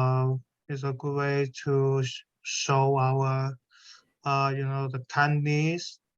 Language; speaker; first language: English; non-native, learner; Chinese